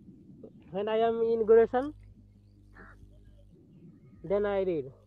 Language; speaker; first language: English; non-native, learner; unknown